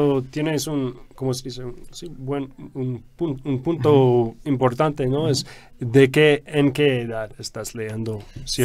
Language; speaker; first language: Spanish; non-native, fluent; English